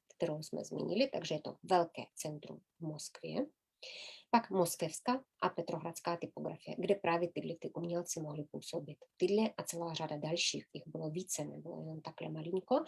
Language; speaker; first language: Czech; native; Czech